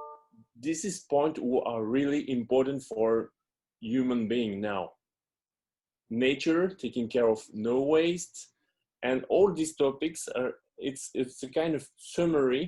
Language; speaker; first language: English; non-native, fluent; French